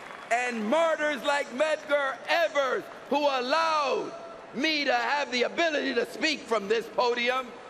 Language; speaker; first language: English; early bilingual, other home language; Spanish